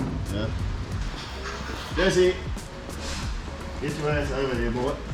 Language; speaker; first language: English; native; English